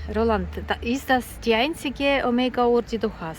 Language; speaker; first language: German; non-native, learner; Ukrainian